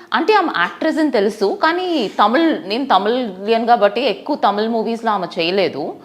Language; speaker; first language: Telugu; non-native, fluent; Tamil